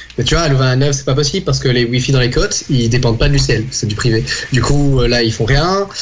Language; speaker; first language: French; native; French